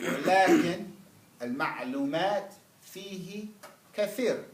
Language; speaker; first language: Arabic; non-native, fluent; English